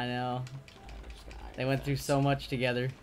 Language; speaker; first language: English; native; English